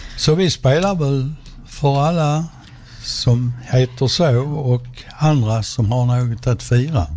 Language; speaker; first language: Swedish; native; Swedish